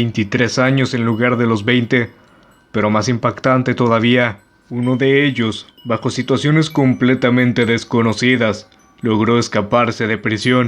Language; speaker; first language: Spanish; native; Spanish